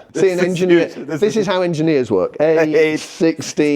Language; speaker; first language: English; native; English